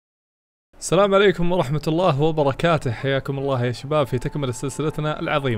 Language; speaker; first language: Arabic; native; Arabic